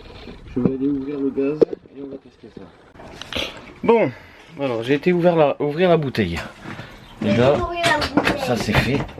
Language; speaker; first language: French; native; French